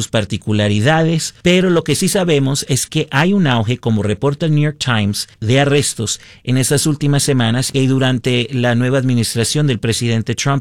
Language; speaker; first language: Spanish; early bilingual, heritage; Spanish